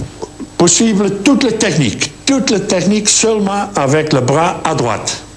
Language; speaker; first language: French; non-native, learner; Japanese